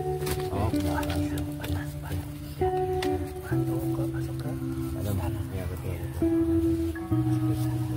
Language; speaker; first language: Indonesian; native; Indonesian